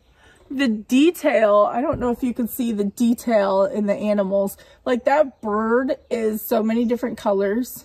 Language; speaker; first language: English; native; English